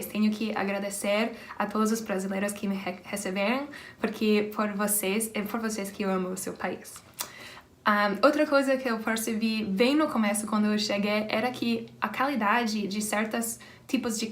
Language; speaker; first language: Portuguese; non-native, fluent; English